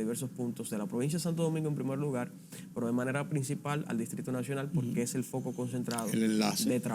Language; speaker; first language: Spanish; native; Spanish